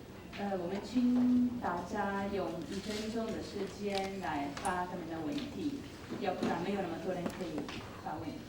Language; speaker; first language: Chinese; non-native, fluent; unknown